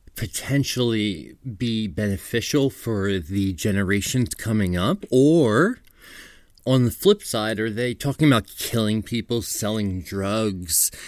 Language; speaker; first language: English; native; English